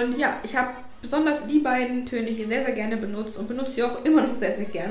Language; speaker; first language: German; native; German